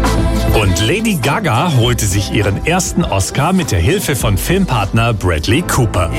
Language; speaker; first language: German; native; German